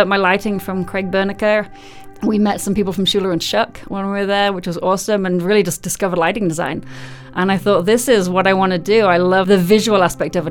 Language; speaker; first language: English; native; English